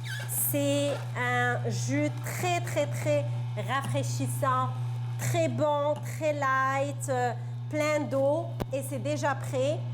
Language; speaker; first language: French; non-native, local second language; Arabic